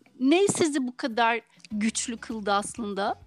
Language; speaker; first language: Turkish; native; Turkish